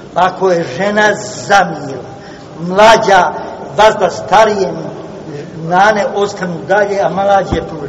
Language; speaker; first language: Bosnian; native; Bosnian